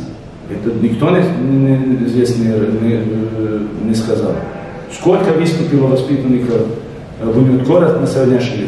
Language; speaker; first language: Russian; non-native, fluent; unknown